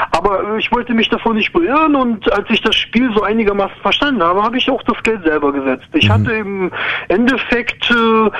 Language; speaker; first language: German; non-native, fluent; Ukrainian